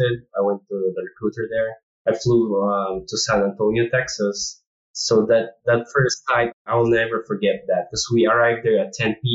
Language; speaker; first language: English; non-native, local second language; Filipino